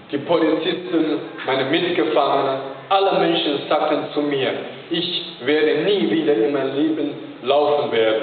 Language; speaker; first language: German; non-native, fluent; Chinese